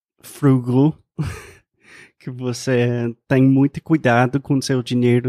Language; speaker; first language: Portuguese; non-native, fluent; English